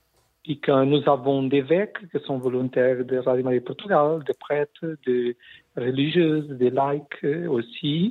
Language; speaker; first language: French; non-native, learner; Portuguese